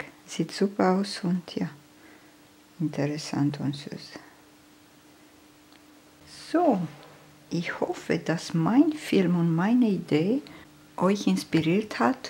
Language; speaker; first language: German; non-native, fluent; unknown